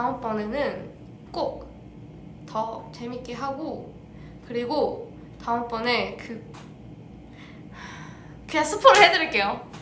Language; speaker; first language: Korean; early bilingual, heritage; English